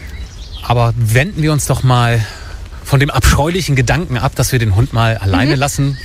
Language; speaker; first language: German; native; German